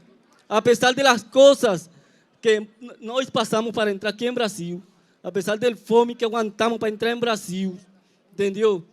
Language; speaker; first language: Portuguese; non-native, learner; Spanish